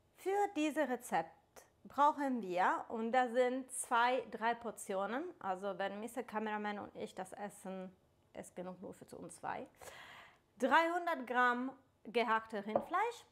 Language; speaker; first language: German; non-native, fluent; Italian